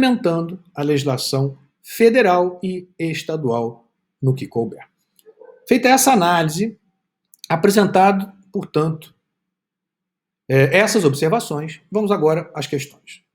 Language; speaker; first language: Portuguese; native; Portuguese